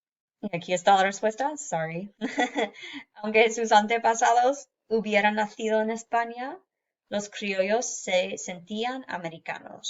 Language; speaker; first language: Spanish; non-native, fluent; English